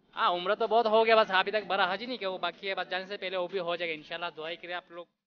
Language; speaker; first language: Hindi; non-native, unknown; Bangla